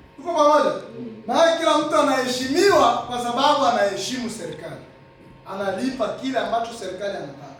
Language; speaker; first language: Swahili; non-native, local second language; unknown